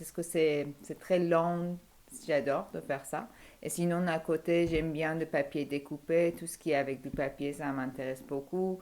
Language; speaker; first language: French; non-native, fluent; Persian